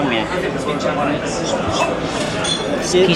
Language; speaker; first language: English; non-native, local second language; Filipino